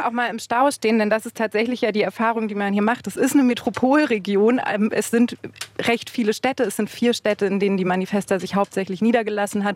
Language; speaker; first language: German; native; German